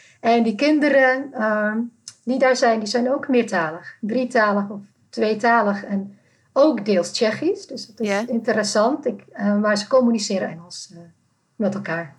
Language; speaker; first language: Dutch; non-native, fluent; Czech